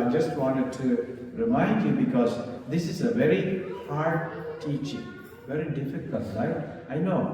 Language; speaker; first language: English; non-native, local second language; Tamil